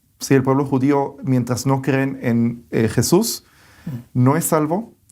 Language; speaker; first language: Spanish; early bilingual, heritage; Hebrew